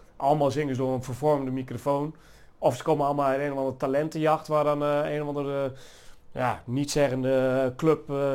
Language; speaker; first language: Dutch; native; Dutch